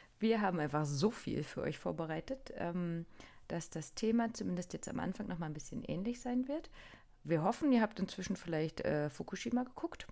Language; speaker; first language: German; non-native, fluent; Japanese